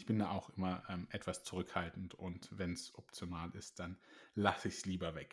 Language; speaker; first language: German; native; German